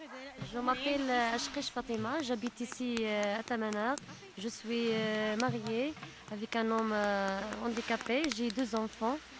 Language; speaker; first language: French; non-native, learner; Tachelhit